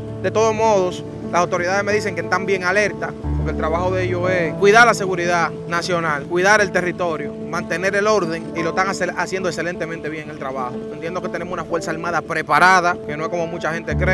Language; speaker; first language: Spanish; native; Spanish